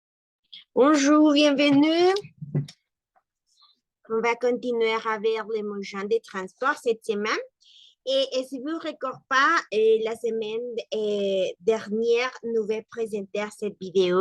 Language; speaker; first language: French; non-native, learner; Spanish